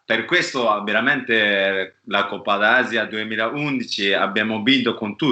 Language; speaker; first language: Italian; non-native, learner; Japanese